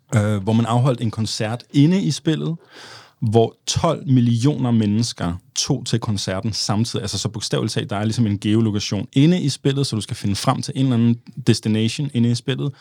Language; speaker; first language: Danish; early bilingual, other home language; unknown